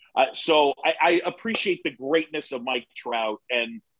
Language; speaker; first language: English; native; English